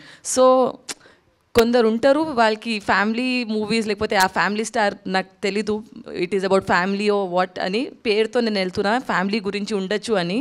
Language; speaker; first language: Telugu; non-native, local second language; Hindi